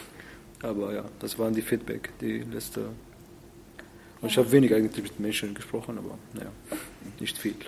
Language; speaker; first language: German; non-native, learner; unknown